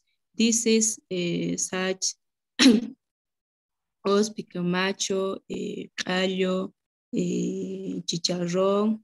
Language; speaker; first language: English; non-native, learner; Spanish